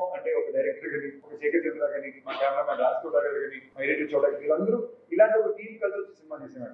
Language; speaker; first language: Telugu; native; Telugu